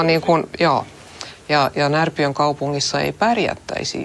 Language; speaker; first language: Finnish; non-native, local second language; Swedish